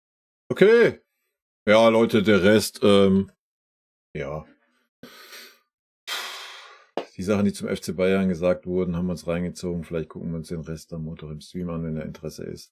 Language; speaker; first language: German; native; German